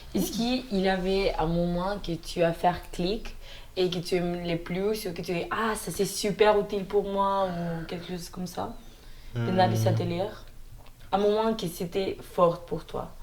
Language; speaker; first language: French; non-native, learner; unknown